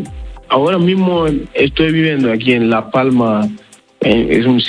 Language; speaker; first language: Spanish; non-native, learner; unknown